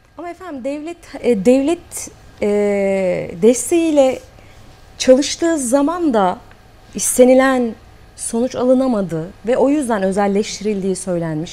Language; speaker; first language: Turkish; native; Turkish